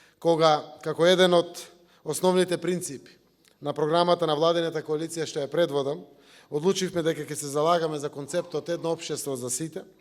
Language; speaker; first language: Macedonian; native; Macedonian